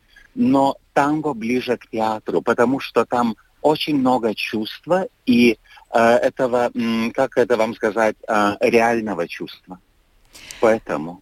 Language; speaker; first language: Russian; non-native, fluent; Lithuanian